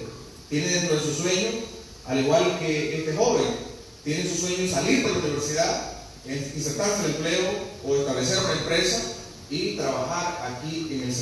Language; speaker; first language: Spanish; native; Spanish